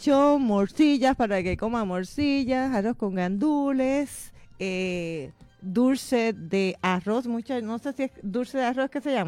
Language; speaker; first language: Spanish; native; Spanish